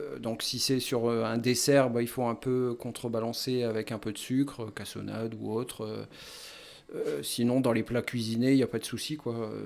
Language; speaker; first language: French; native; French